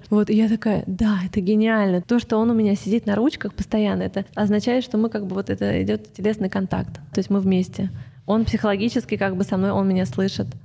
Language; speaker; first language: Russian; native; Russian